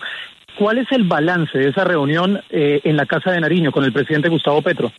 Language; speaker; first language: Spanish; native; Spanish